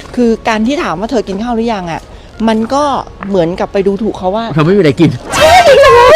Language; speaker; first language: Thai; native; Thai